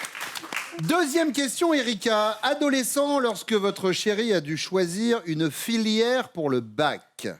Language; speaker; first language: French; native; French